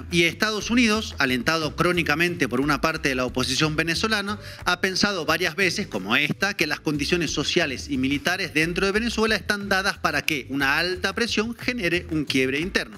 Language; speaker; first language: Spanish; native; Spanish